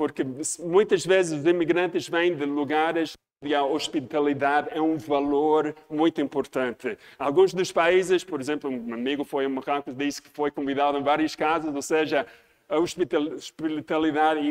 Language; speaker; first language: Portuguese; non-native, fluent; English